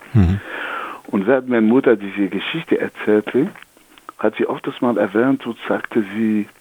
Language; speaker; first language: German; non-native, fluent; Kabyle